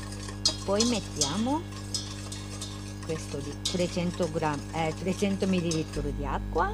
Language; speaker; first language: Italian; non-native, learner; Japanese